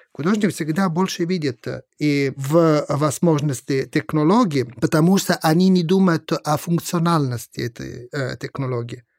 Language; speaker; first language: Russian; non-native, fluent; Italian